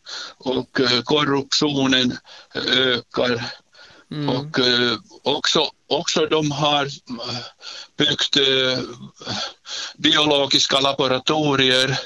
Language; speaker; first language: Swedish; non-native, learner; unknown